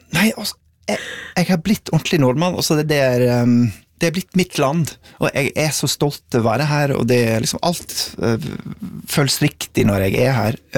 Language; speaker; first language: Norwegian; non-native, fluent; English